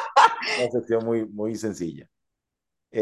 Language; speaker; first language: Spanish; native; Spanish